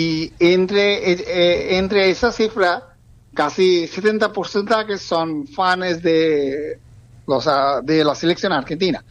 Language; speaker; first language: Spanish; non-native, learner; Bangla